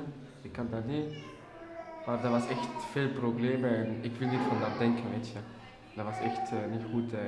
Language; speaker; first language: Dutch; early bilingual, other home language; Albanian